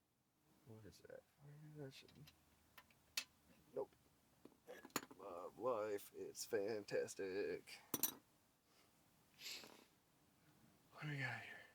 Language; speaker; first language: English; native; English